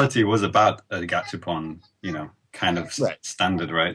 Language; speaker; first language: English; native; English